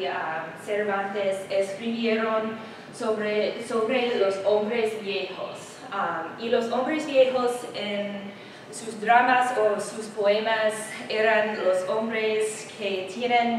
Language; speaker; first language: Spanish; non-native, learner; English